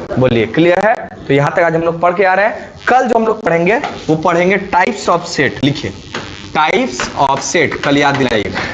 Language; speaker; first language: Hindi; native; Hindi